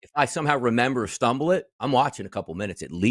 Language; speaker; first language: English; native; English